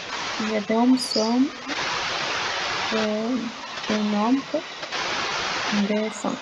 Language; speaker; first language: French; non-native, learner; Spanish